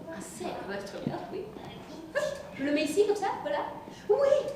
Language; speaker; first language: French; native; French